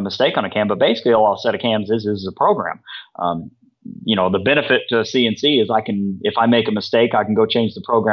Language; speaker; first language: English; native; English